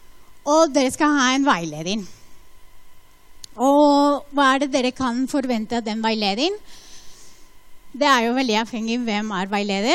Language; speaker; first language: Norwegian; non-native, fluent; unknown